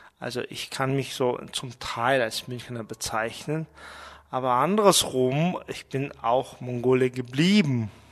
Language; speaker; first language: German; non-native, fluent; Mongolian